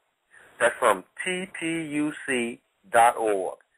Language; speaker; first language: English; native; English